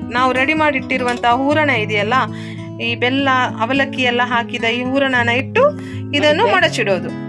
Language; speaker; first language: Kannada; non-native, local second language; Tulu